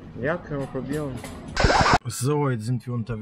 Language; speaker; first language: German; native; German